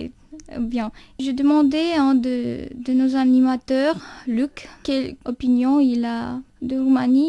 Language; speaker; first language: French; non-native, fluent; Romanian